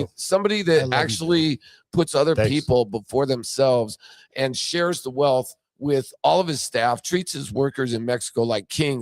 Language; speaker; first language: English; native; English